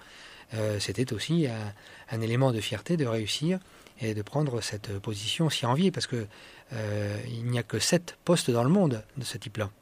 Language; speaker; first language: French; native; French